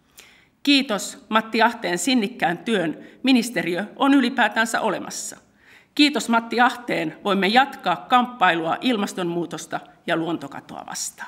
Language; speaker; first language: Finnish; native; Finnish